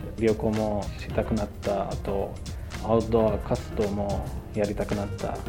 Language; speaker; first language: Japanese; non-native, learner; Urdu